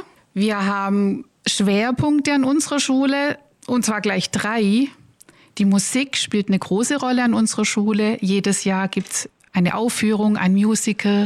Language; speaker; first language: German; native; German